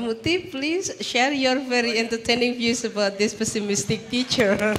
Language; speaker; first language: English; non-native, fluent; Indonesian